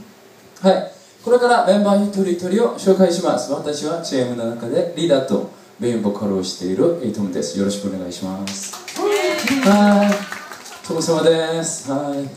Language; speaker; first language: Japanese; non-native, learner; Korean